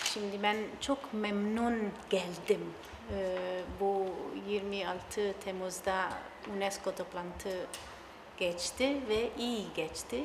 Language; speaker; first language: Turkish; non-native, learner; Italian